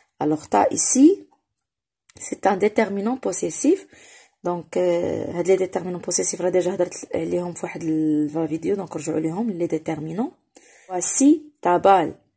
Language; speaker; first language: French; non-native, local second language; Arabic